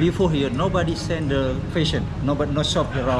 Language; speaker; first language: English; non-native, learner; Indonesian